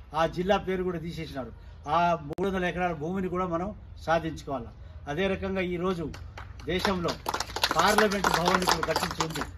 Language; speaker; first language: Telugu; non-native, local second language; Lambadi